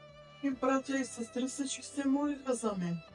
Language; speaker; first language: Bulgarian; non-native, local second language; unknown